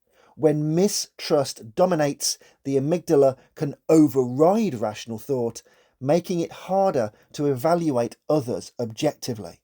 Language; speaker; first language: English; native; English